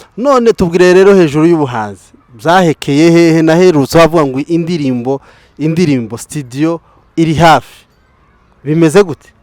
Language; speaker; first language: Kinyarwanda; native; Kinyarwanda